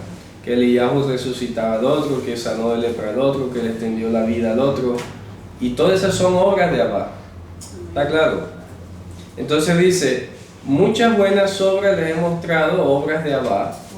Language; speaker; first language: Spanish; native; Spanish